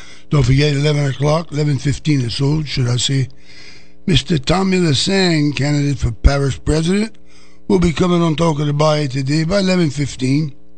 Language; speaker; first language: English; native; English